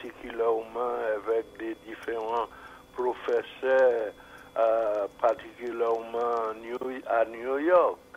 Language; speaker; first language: French; non-native, fluent; English